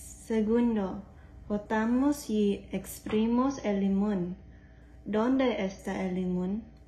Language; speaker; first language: Spanish; non-native, learner; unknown